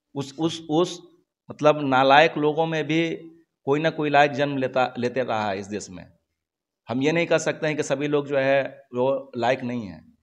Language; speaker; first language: Hindi; native; Hindi